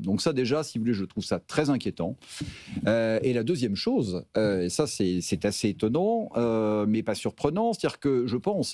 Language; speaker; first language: French; native; French